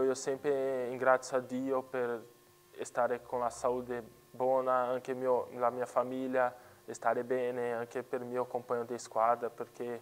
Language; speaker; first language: Italian; non-native, learner; Portuguese